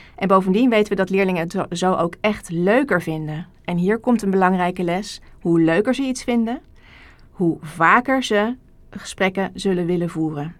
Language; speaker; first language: Dutch; native; Dutch